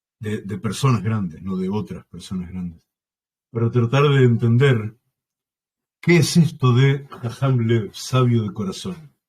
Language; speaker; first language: Spanish; native; Spanish